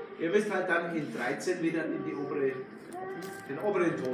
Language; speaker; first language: German; native; German